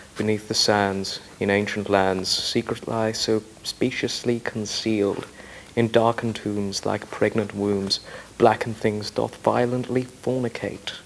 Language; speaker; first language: English; native; English